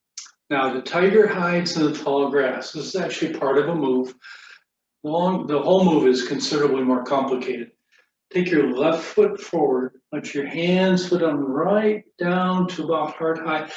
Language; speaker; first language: English; native; English